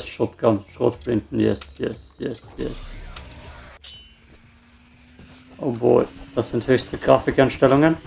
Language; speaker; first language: German; native; German